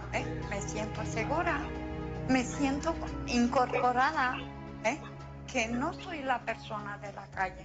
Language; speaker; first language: Spanish; non-native, fluent; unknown